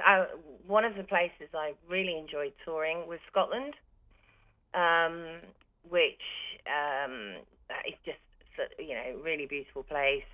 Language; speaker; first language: English; native; English